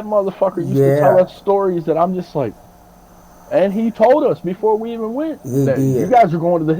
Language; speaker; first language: English; native; English